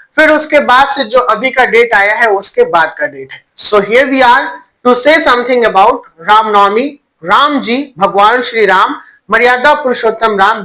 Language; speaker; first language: Hindi; native; Hindi